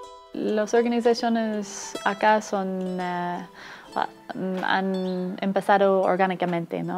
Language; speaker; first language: Spanish; non-native, fluent; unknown